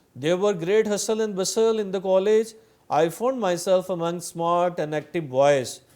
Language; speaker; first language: English; non-native, local second language; Urdu